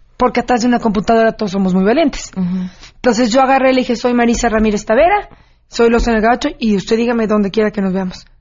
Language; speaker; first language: Spanish; native; Spanish